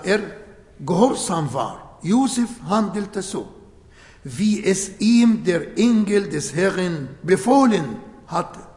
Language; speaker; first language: German; non-native, fluent; Arabic